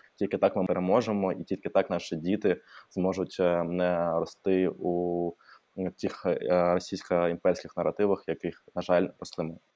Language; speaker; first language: Ukrainian; non-native, local second language; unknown